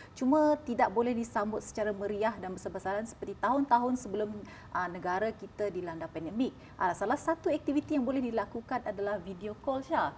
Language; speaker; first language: Malay; native; Malay